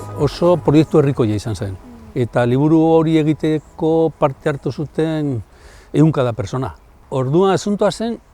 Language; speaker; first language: Basque; non-native, local second language; Spanish